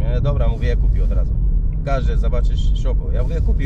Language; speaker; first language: Polish; non-native, learner; Turkish